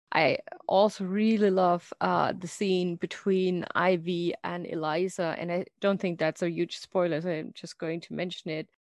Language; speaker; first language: English; non-native, fluent; German